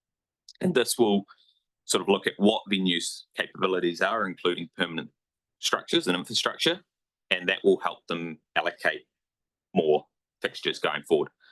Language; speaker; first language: English; native; English